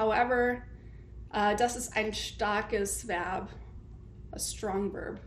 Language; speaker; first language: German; non-native, fluent; English